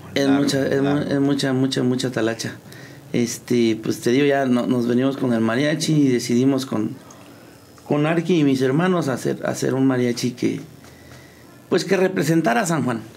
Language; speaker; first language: Spanish; native; Spanish